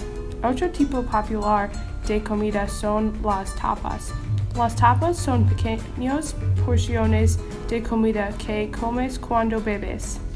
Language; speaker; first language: Spanish; non-native, learner; English